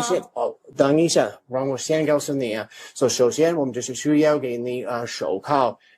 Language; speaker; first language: Chinese; non-native, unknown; English